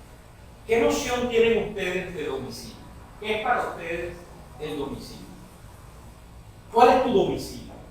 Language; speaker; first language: Spanish; native; Spanish